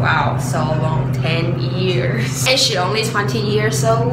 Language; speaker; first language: English; non-native, learner; Chinese